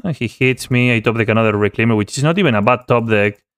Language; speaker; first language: English; non-native, fluent; Spanish